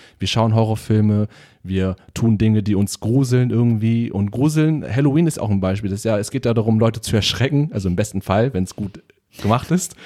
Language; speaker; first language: German; early bilingual, other home language; Vietnamese